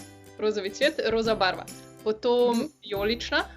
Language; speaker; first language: Russian; non-native, learner; Slovenian